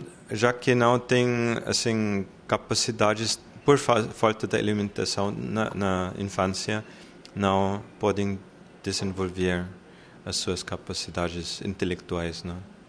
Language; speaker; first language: Portuguese; non-native, fluent; German